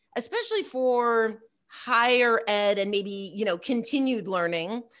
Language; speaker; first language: English; native; English